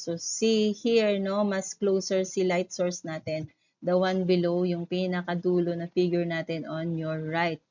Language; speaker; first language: Filipino; native; Filipino